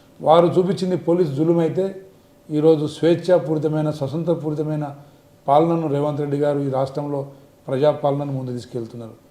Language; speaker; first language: Telugu; non-native, local second language; Lambadi